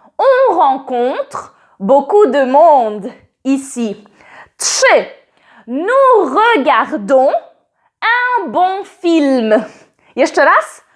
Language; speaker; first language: French; non-native, fluent; Polish